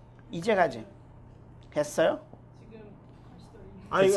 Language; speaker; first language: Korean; non-native, learner; French